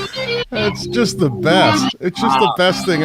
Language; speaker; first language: English; native; English